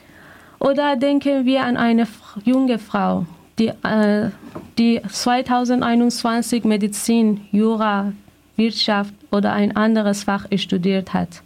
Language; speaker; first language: German; non-native, fluent; Persian